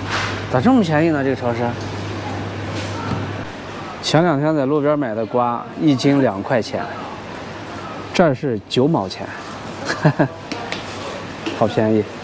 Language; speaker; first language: Chinese; native; Chinese